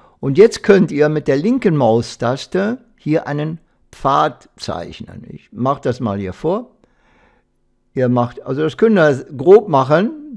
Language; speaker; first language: German; native; German